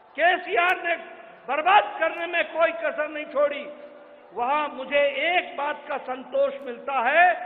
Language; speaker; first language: Hindi; native; Hindi